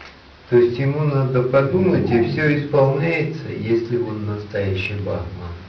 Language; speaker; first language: Russian; native; Russian